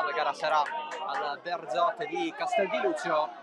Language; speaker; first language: Italian; native; Italian